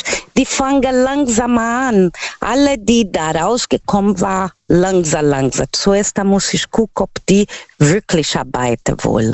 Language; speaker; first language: German; non-native, fluent; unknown